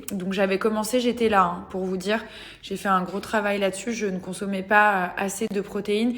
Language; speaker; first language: French; native; French